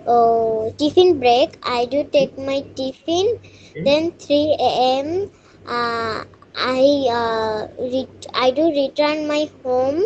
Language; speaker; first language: English; non-native, learner; Bangla